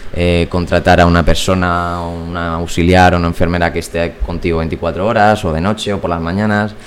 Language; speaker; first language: Spanish; native; Spanish